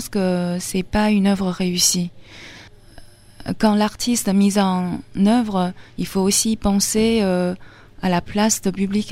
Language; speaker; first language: French; non-native, fluent; Chinese